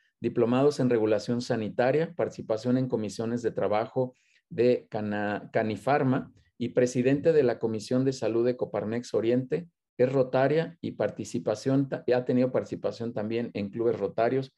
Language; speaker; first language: Spanish; native; Spanish